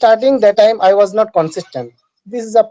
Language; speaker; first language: English; non-native, learner; Bangla